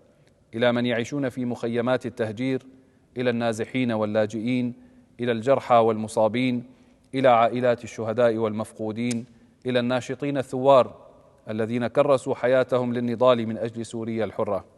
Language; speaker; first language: Arabic; native; Arabic